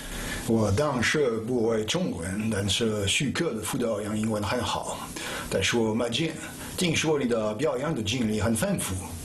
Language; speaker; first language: Chinese; non-native, fluent; French